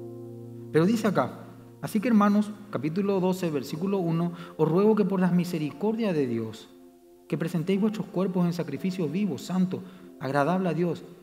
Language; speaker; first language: Spanish; native; Spanish